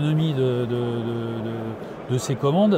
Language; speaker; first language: French; native; French